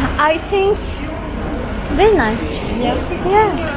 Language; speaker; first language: English; non-native, learner; Turkish